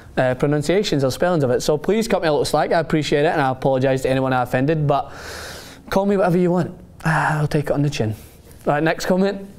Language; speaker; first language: English; native; English